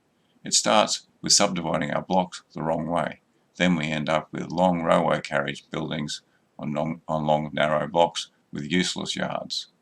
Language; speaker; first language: English; native; English